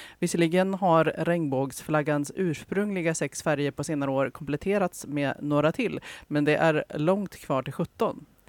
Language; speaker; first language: Swedish; native; Swedish